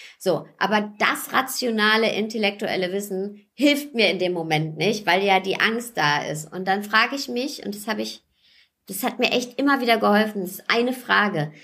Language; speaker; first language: German; early bilingual, other home language; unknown